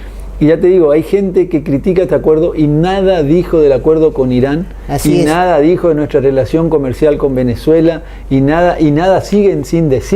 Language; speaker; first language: Spanish; native; Spanish